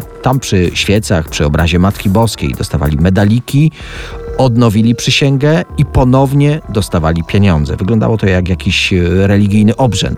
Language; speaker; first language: Polish; native; Polish